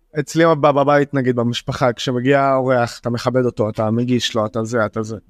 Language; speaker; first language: Hebrew; non-native, local second language; Arabic